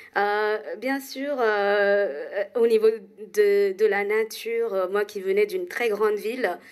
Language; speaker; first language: French; non-native, fluent; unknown